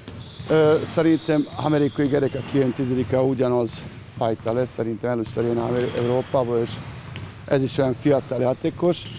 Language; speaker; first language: Hungarian; non-native, fluent; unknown